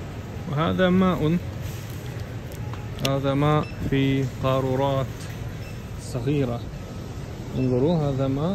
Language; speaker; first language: Arabic; non-native, fluent; Russian